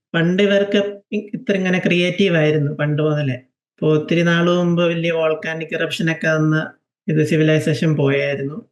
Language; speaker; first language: Malayalam; native; Malayalam